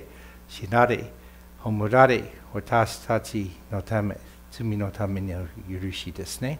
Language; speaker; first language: Japanese; non-native, fluent; English